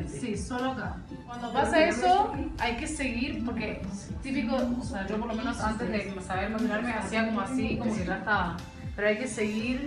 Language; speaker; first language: Spanish; native; Spanish